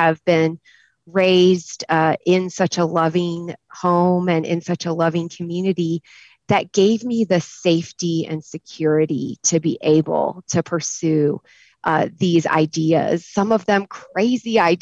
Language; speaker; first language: English; native; English